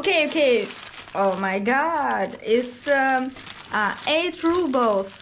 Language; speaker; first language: English; non-native, learner; Russian